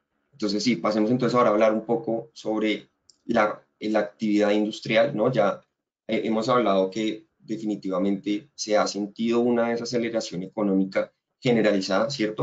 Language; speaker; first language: Spanish; native; Spanish